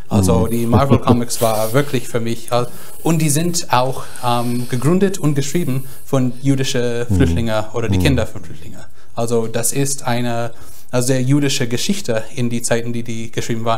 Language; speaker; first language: German; non-native, fluent; English